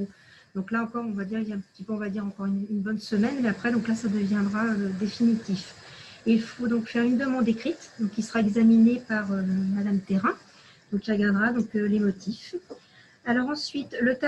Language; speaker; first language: French; native; French